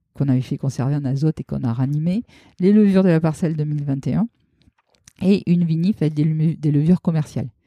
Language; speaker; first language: French; native; French